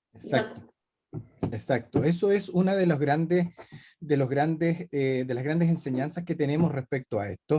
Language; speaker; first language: Spanish; native; Spanish